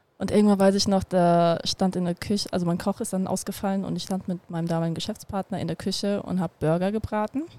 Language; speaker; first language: German; early bilingual, other home language; Russian